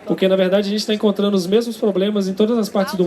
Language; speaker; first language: Portuguese; native; Portuguese